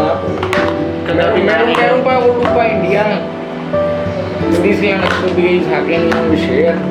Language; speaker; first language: Filipino; non-native, learner; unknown